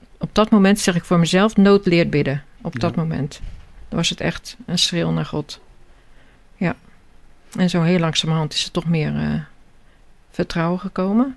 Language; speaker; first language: Dutch; native; Dutch